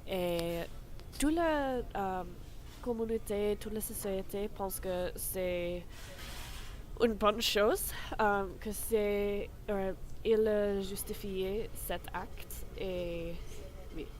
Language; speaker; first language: French; non-native, learner; English